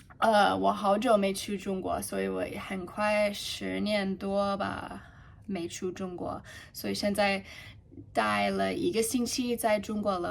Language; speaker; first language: Chinese; early bilingual, heritage; English